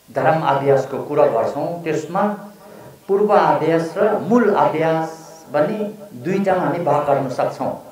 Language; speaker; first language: Nepali; non-native, local second language; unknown